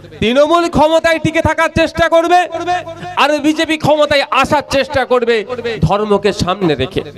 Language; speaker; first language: Bangla; native; Bangla